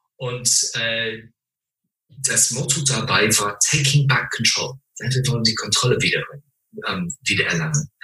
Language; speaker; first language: German; non-native, fluent; English